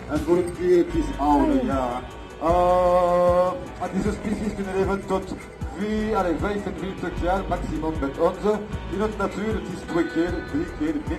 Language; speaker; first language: Dutch; non-native, local second language; French